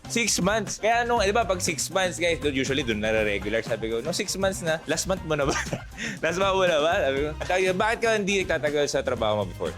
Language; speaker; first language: Filipino; native; Filipino